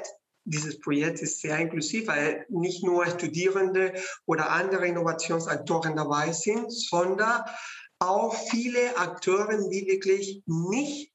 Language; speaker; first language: German; non-native, fluent; Spanish